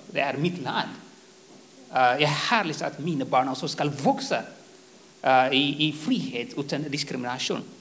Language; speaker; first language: Swedish; non-native, fluent; Tigrinya